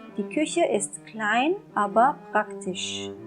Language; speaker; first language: German; non-native, fluent; Turkish